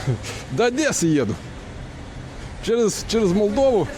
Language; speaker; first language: Russian; non-native, learner; Lithuanian